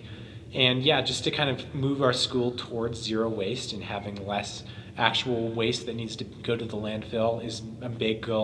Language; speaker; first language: English; native; English